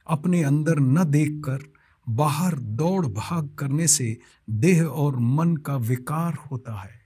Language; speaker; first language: Hindi; non-native, local second language; Bangla